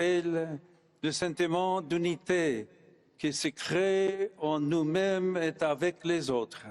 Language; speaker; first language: French; non-native, fluent; English